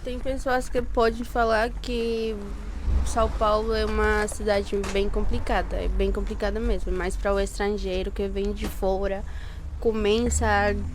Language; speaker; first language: Portuguese; non-native, fluent; Spanish